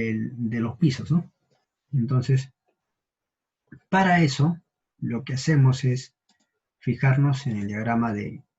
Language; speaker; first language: Spanish; native; Spanish